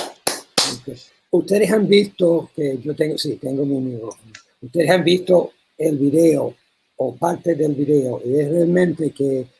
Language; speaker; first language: Spanish; non-native, learner; English